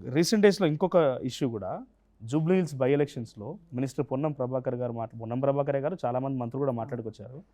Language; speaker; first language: Telugu; native; Telugu